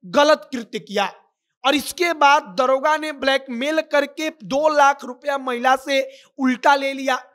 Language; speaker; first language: Hindi; native; Hindi